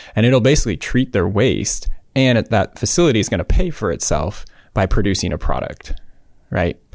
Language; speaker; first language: English; native; English